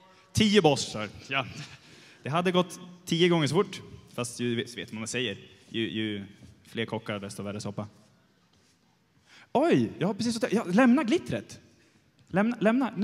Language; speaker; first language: Swedish; native; Swedish